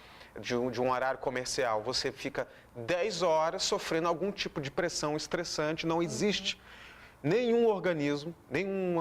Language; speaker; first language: Portuguese; native; Portuguese